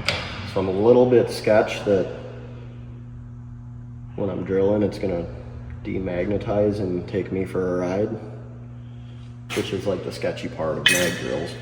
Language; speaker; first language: English; native; English